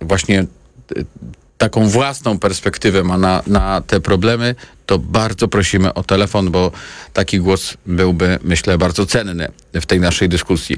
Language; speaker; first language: Polish; native; Polish